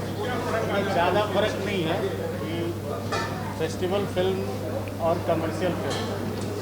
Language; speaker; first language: Hindi; native; Hindi